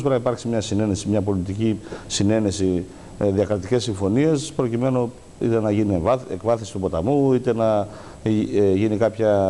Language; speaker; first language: Greek; native; Greek